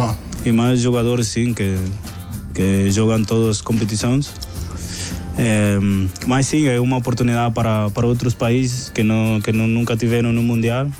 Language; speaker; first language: Portuguese; non-native, local second language; Spanish